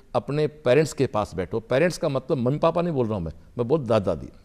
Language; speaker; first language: Hindi; native; Hindi